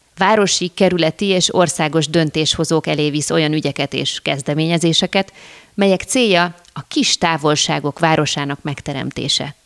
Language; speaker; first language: Hungarian; native; Hungarian